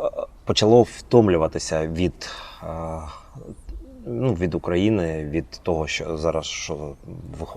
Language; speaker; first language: Ukrainian; native; Ukrainian